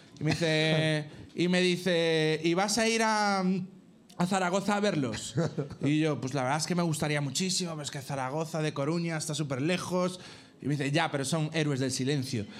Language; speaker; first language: Spanish; native; Spanish